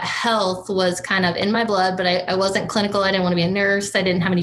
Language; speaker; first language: English; native; English